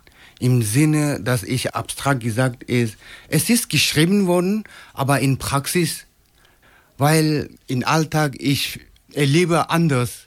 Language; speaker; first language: German; non-native, fluent; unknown